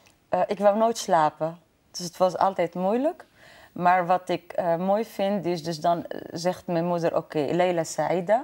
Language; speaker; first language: Dutch; non-native, fluent; Arabic